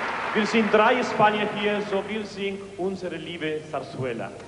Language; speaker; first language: German; non-native, learner; Spanish